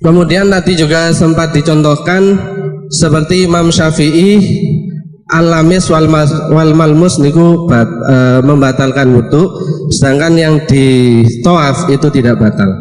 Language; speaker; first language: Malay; non-native, local second language; Javanese